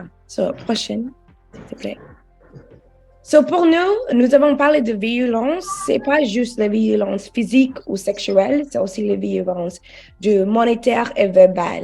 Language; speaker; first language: French; non-native, learner; English